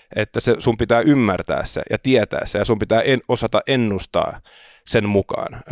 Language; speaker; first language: Finnish; native; Finnish